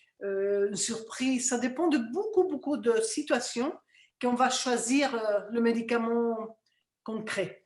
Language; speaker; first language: French; non-native, fluent; Spanish